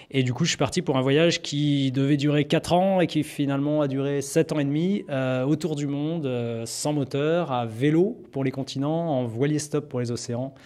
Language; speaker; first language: French; native; French